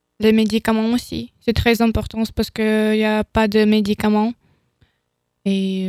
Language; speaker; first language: French; non-native, learner; Ukrainian